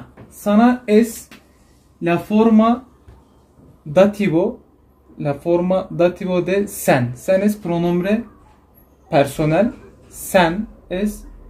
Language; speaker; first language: Spanish; non-native, learner; Turkish